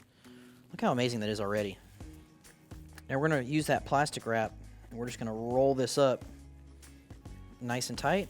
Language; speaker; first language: English; native; English